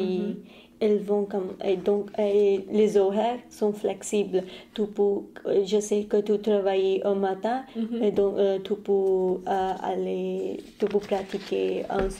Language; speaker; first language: French; non-native, learner; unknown